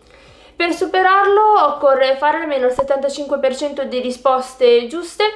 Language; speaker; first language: Italian; native; Italian